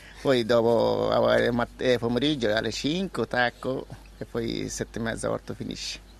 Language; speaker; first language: Italian; non-native, learner; Bangla